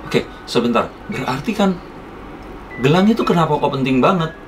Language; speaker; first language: Indonesian; native; Indonesian